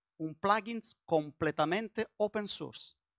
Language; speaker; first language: Spanish; non-native, learner; Italian